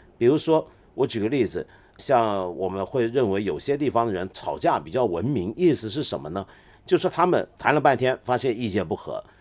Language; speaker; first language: Chinese; non-native, local second language; Cantonese